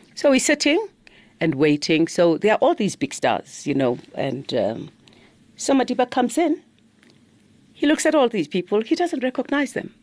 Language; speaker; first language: English; non-native, local second language; Zulu